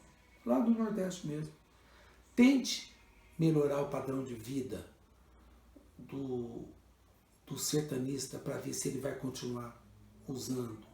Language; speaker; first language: Portuguese; native; Portuguese